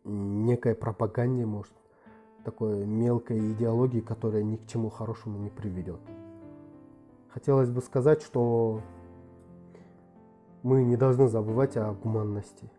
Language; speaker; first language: Russian; non-native, local second language; Kyrgyz